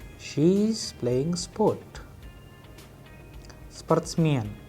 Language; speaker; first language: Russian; non-native, fluent; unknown